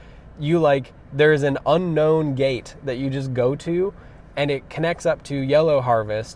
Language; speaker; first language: English; native; English